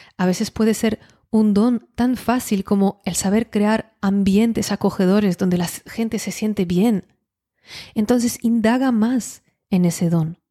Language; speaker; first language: Spanish; non-native, fluent; French